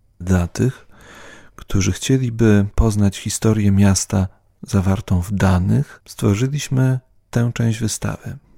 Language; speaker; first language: Polish; native; Polish